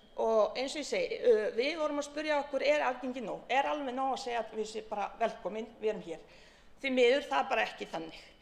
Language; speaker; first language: Icelandic; non-native, fluent; Bosnian